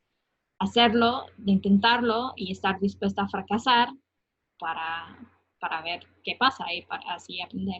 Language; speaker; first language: Spanish; non-native, fluent; English